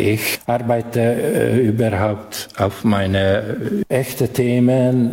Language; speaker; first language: German; non-native, local second language; Hungarian